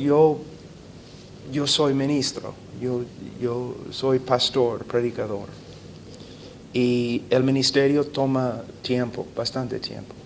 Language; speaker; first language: Spanish; non-native, fluent; English